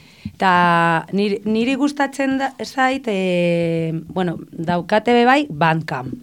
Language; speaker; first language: Basque; non-native, local second language; Spanish